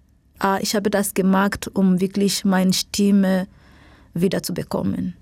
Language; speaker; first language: German; non-native, learner; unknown